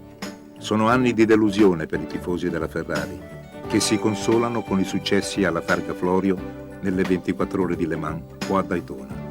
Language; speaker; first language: Italian; native; Italian